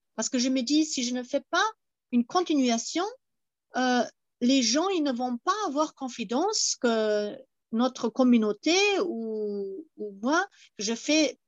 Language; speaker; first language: French; non-native, fluent; German